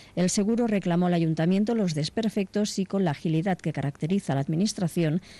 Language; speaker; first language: Spanish; non-native, local second language; Catalan